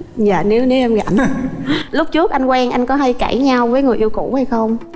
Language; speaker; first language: Vietnamese; native; Vietnamese